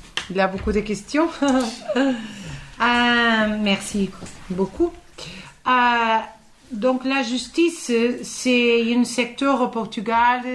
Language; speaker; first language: French; non-native, fluent; Portuguese